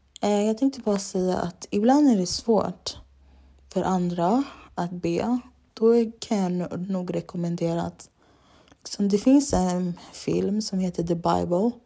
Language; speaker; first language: Swedish; early bilingual, other home language; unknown